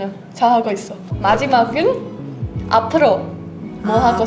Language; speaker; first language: Korean; non-native, learner; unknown